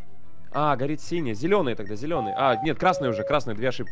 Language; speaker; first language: Russian; native; Russian